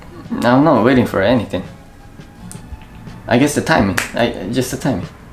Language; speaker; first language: English; non-native, fluent; Japanese